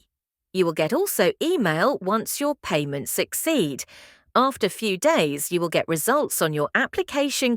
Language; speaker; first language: English; non-native, fluent; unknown